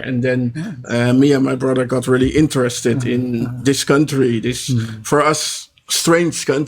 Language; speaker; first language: English; non-native, fluent; Dutch